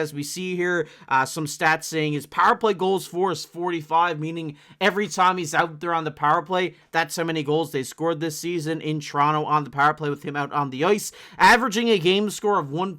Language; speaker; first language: English; native; English